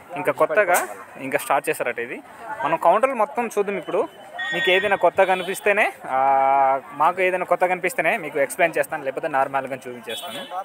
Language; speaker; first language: Telugu; non-native, local second language; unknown